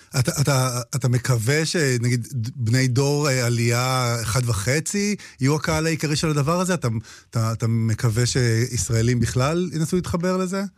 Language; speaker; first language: Hebrew; native; Hebrew